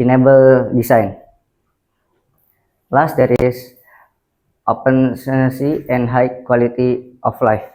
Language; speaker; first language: English; non-native, learner; Indonesian